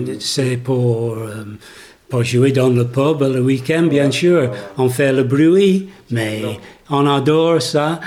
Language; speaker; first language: French; non-native, learner; English